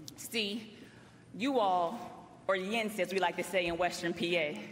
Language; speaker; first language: English; native; English